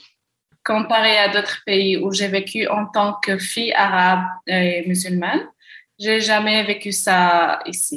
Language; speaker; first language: French; non-native, local second language; Arabic